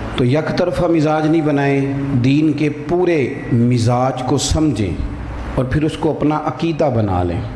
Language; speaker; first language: Urdu; non-native, local second language; Punjabi